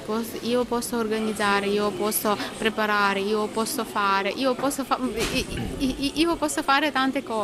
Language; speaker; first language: Italian; non-native, learner; Ukrainian